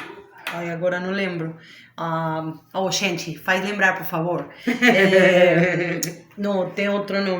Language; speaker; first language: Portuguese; non-native, learner; Spanish